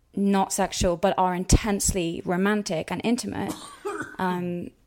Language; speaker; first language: English; native; English